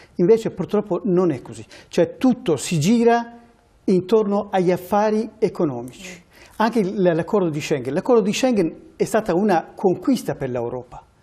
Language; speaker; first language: Italian; early bilingual, other home language; Kurdish